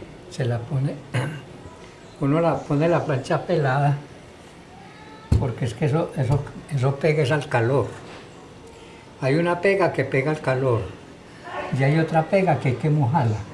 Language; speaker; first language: Spanish; native; Spanish